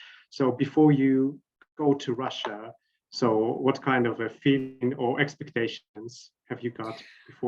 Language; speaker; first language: English; non-native, fluent; Russian